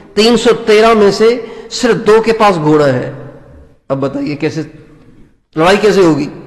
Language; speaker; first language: Urdu; non-native, local second language; Sindhi